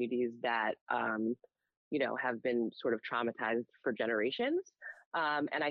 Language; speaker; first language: English; native; English